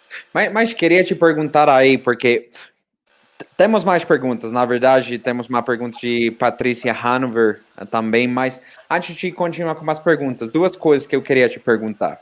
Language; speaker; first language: Portuguese; non-native, fluent; Spanish